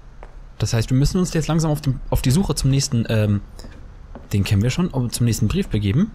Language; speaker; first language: German; native; German